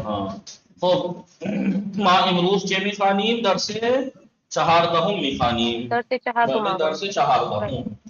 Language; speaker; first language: Persian; non-native, fluent; Urdu